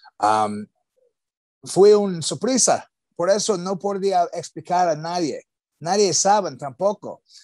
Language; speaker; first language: Spanish; non-native, learner; English